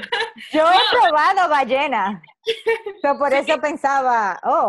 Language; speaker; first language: Spanish; early bilingual, heritage; Spanish